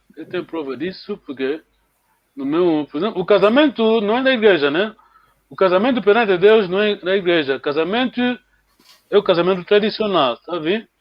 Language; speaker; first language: Portuguese; non-native, local second language; Kongo